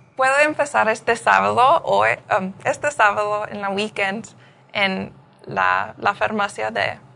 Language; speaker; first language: Spanish; early bilingual, heritage; Spanish